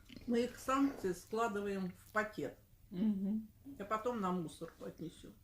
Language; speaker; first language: Russian; native; Russian